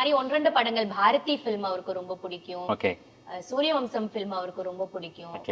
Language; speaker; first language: Tamil; non-native, fluent; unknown